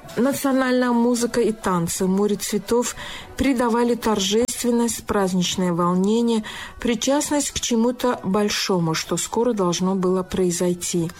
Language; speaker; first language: Russian; non-native, local second language; Tajik